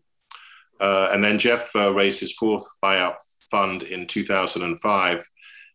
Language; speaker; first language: English; native; English